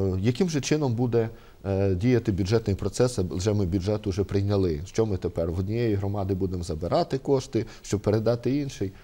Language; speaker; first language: Ukrainian; native; Ukrainian